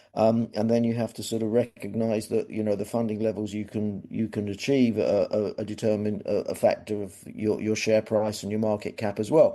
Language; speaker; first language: English; native; English